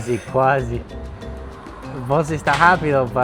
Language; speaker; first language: Portuguese; non-native, learner; English